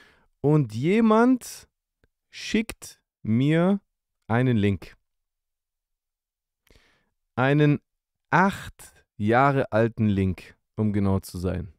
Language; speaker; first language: German; native; German